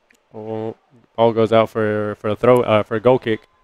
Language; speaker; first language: English; early bilingual, other home language; Spanish